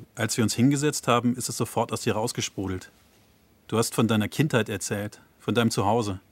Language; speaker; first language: German; native; German